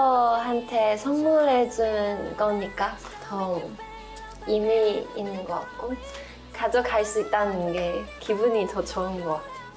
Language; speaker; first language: Korean; non-native, fluent; Chinese